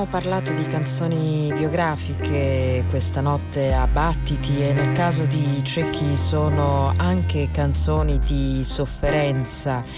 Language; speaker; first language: Italian; native; Italian